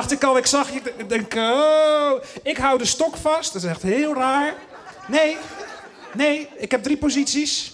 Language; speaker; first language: Dutch; native; Dutch